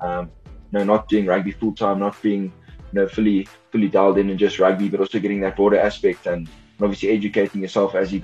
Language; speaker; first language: English; native; English